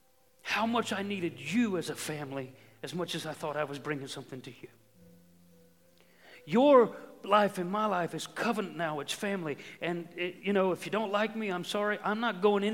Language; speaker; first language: English; native; English